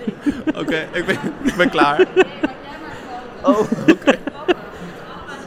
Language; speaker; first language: Dutch; non-native, learner; Arabic